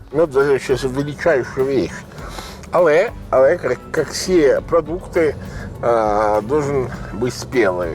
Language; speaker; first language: Ukrainian; non-native, learner; Italian